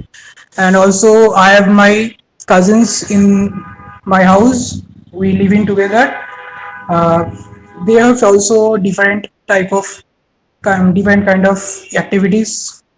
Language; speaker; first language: English; non-native, learner; Bangla